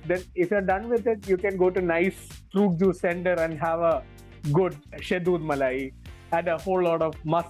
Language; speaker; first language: English; non-native, local second language; Malayalam